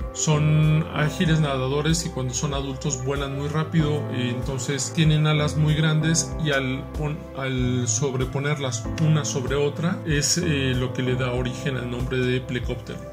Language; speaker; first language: Spanish; native; Spanish